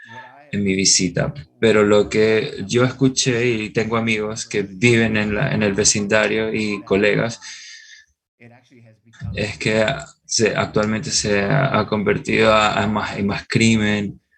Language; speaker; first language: Spanish; non-native, fluent; English